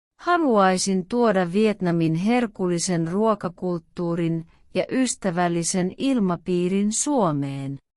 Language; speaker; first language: Finnish; non-native, learner; Vietnamese